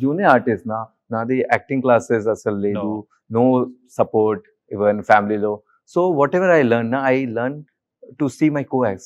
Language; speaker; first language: Telugu; non-native, learner; Hindi